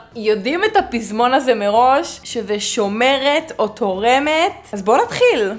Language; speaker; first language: Hebrew; native; Hebrew